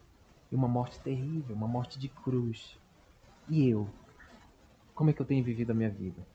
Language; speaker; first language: Portuguese; native; Portuguese